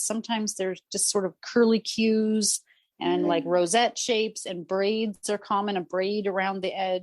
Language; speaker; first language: English; native; English